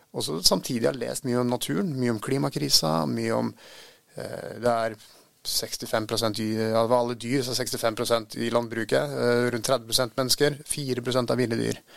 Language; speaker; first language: Norwegian; early bilingual, other home language; Swedish